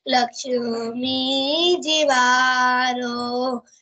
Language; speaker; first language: Hindi; native; Hindi